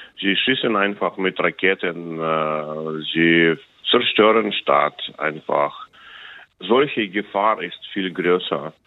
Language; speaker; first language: German; non-native, learner; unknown